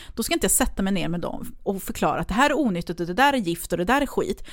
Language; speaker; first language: Swedish; early bilingual, other home language; Greek